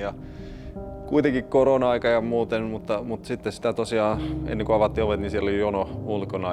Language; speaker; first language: Finnish; native; Finnish